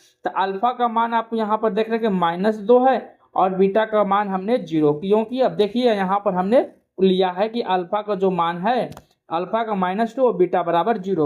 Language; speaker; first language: Hindi; native; Hindi